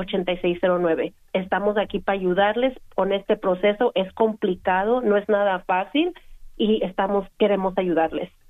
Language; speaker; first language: Spanish; native; Spanish